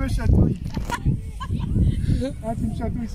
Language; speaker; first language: French; native; French